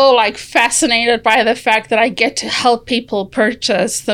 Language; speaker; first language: English; native; English